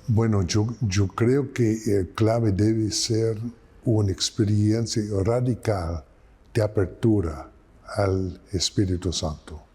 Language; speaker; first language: Spanish; non-native, fluent; English